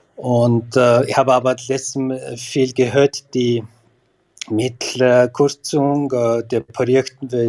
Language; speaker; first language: German; non-native, learner; Mongolian